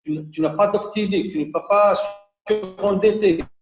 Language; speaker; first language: French; non-native, local second language; Arabic